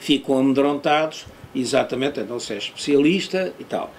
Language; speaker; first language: Portuguese; native; Portuguese